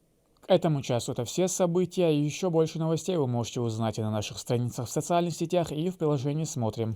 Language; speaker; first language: Russian; native; Russian